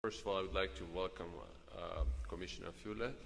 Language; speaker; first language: English; non-native, fluent; Georgian